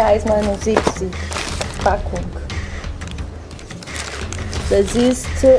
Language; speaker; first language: German; non-native, learner; Portuguese